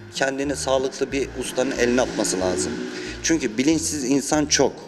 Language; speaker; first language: Turkish; native; Turkish